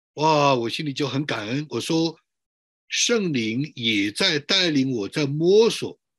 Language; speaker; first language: Chinese; native; Chinese